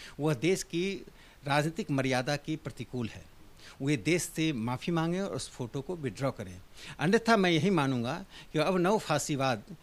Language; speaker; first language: Hindi; native; Hindi